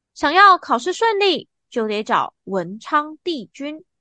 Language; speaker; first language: Chinese; native; Chinese